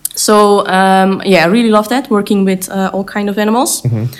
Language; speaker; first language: English; non-native, fluent; Dutch